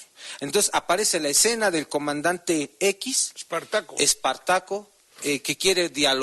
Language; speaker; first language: Spanish; native; Spanish